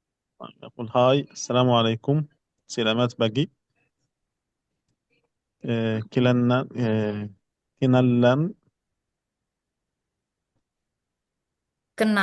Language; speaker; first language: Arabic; native; Arabic